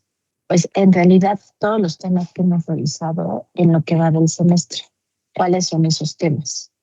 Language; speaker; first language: Spanish; native; Spanish